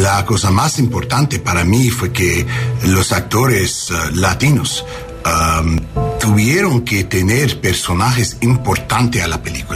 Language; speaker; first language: Spanish; non-native, learner; English